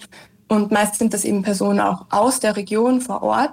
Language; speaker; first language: German; native; German